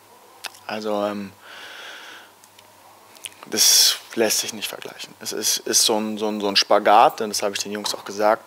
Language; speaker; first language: German; native; German